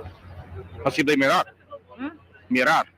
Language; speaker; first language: Spanish; non-native, learner; English